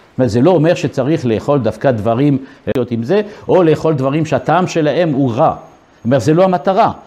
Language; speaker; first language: Hebrew; non-native, fluent; French